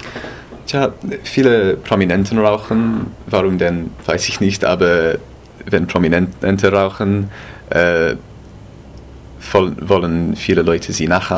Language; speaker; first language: German; non-native, fluent; English